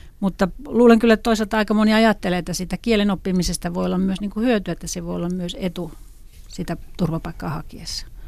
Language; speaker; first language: Finnish; native; Finnish